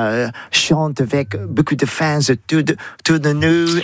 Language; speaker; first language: French; non-native, learner; English